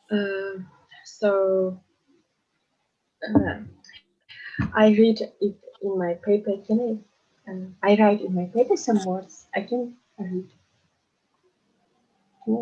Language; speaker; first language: English; non-native, learner; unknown